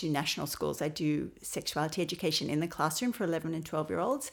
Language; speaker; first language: English; native; English